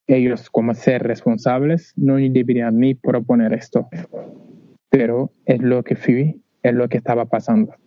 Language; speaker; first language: Spanish; non-native, fluent; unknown